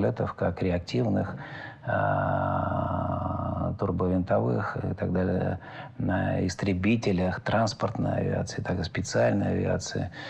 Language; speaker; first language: Russian; native; Russian